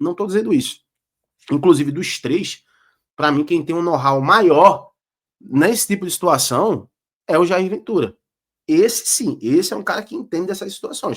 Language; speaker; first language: Portuguese; native; Portuguese